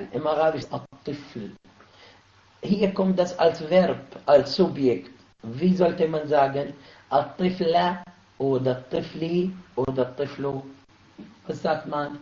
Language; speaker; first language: German; non-native, fluent; Arabic